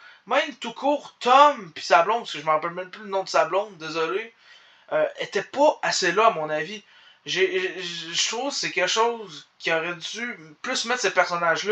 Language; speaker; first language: French; native; French